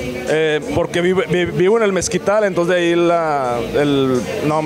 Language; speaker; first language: Spanish; native; Spanish